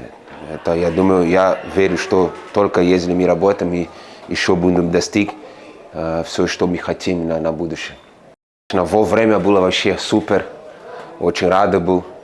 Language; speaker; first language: Russian; non-native, fluent; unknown